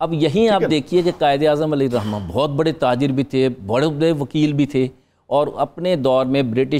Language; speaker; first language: Urdu; native; Urdu